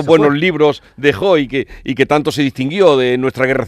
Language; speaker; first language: Spanish; native; Spanish